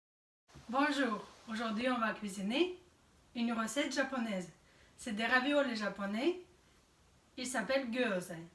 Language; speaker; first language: French; non-native, fluent; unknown